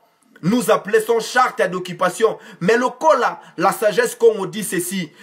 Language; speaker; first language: French; non-native, local second language; Lingala